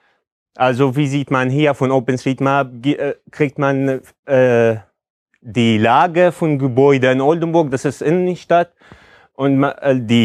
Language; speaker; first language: German; non-native, fluent; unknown